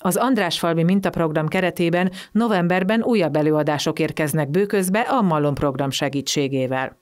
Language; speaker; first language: Hungarian; native; Hungarian